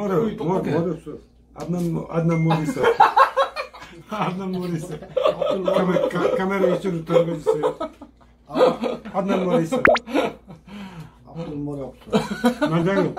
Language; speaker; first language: Korean; non-native, learner; Turkish